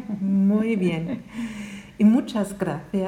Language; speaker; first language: Spanish; non-native, learner; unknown